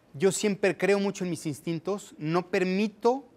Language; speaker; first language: Spanish; native; Spanish